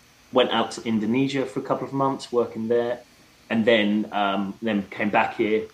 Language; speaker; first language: English; native; English